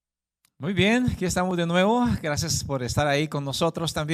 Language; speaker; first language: Spanish; native; Spanish